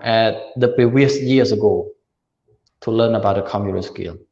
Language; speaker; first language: English; non-native, learner; Khmer